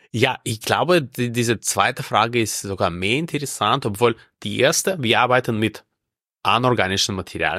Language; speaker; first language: German; non-native, fluent; Russian